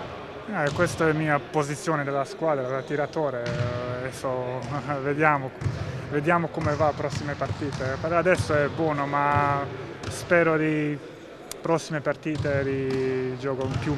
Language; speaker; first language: Italian; non-native, learner; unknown